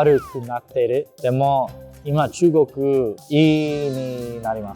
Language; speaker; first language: Japanese; non-native, learner; English